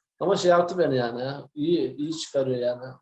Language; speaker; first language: Turkish; native; Turkish